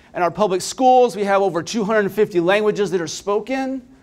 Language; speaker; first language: English; native; English